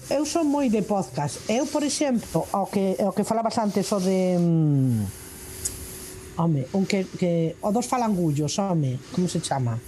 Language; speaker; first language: Galician; non-native, local second language; Spanish